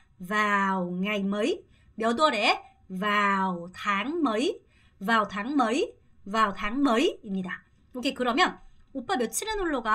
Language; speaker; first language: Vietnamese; non-native, fluent; Korean